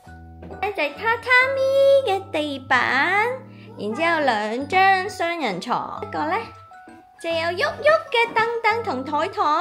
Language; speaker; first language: Cantonese; native; Cantonese